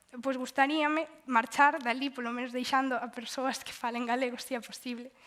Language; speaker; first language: Galician; native; Galician